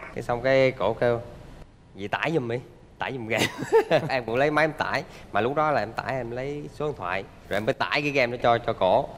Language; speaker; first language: Vietnamese; native; Vietnamese